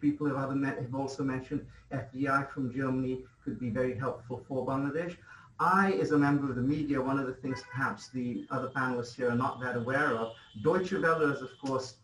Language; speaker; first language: English; non-native, local second language; Bangla